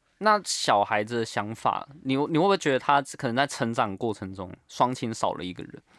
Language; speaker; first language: Chinese; native; Chinese